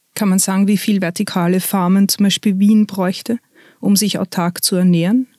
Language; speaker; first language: German; native; German